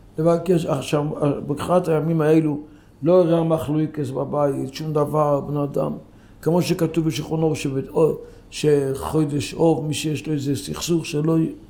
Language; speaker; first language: Hebrew; non-native, local second language; Yiddish